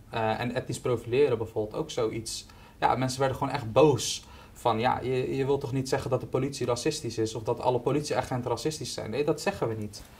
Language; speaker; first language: Dutch; early bilingual, other home language; Turkish